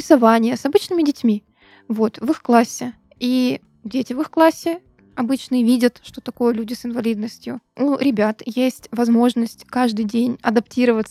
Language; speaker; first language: Russian; native; Russian